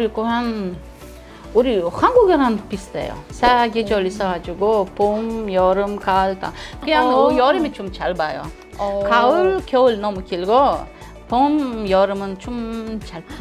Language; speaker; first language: Korean; non-native, learner; Russian